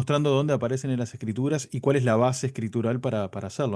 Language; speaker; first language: Spanish; native; Spanish